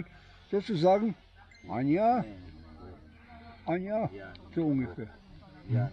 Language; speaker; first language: German; non-native, fluent; Bosnian